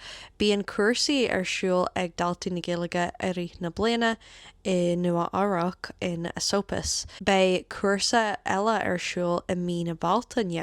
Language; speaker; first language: Irish; native; Irish